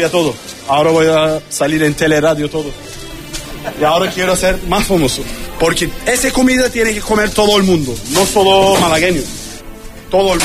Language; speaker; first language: Spanish; non-native, learner; Turkish